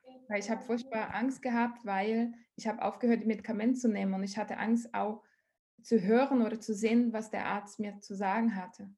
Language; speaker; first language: German; non-native, learner; Portuguese